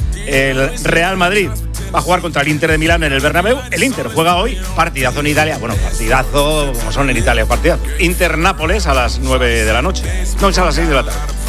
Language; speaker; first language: Spanish; native; Spanish